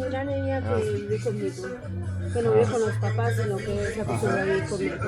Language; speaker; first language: Spanish; native; Spanish